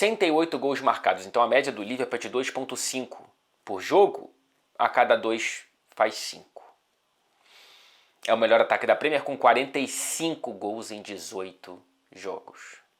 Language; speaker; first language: Portuguese; native; Portuguese